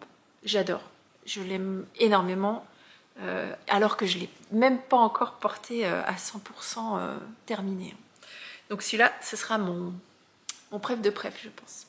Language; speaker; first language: French; native; French